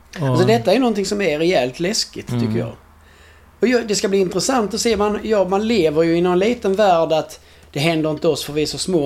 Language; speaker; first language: Swedish; native; Swedish